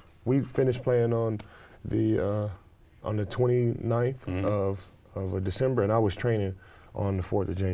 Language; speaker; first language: English; native; English